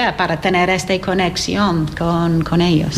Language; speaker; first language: Spanish; non-native, learner; English